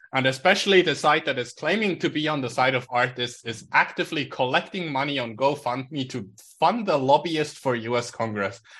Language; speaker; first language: English; non-native, fluent; Swiss German